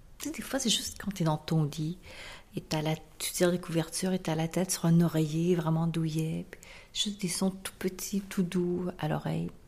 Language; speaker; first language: French; native; French